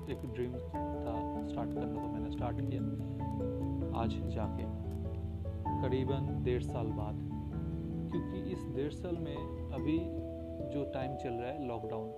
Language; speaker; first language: Hindi; non-native, local second language; Bangla